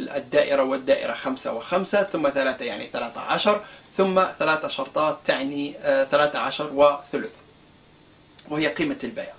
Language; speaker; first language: Arabic; non-native, local second language; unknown